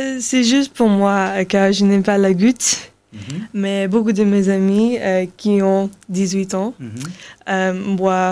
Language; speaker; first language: French; non-native, learner; English